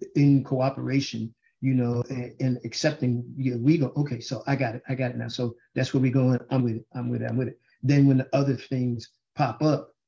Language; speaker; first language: English; native; English